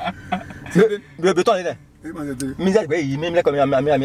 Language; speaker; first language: French; non-native, local second language; Fon